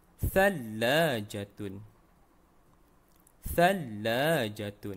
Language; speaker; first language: Arabic; non-native, fluent; Malay